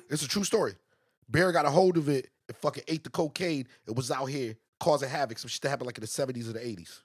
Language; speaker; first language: English; native; English